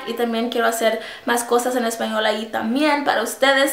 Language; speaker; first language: Spanish; early bilingual, heritage; Spanish